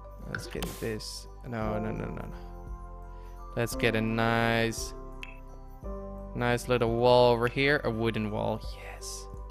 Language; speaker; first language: English; non-native, fluent; Dutch